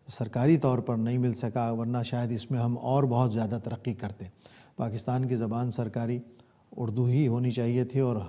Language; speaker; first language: Urdu; native; Urdu